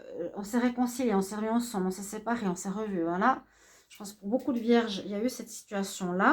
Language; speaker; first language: French; native; French